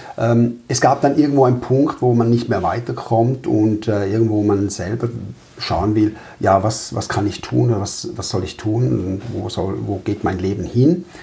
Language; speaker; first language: German; early bilingual, other home language; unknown